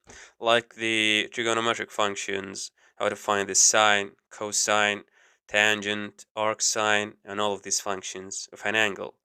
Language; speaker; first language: English; non-native, fluent; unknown